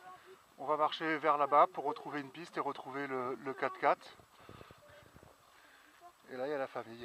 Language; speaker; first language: French; native; French